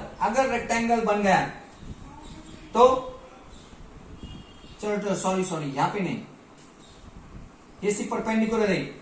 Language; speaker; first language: Hindi; non-native, local second language; Marathi